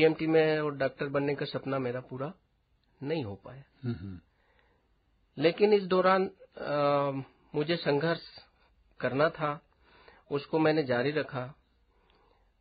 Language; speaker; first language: Hindi; native; Hindi